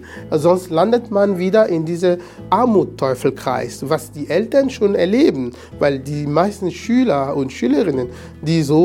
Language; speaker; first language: German; non-native, fluent; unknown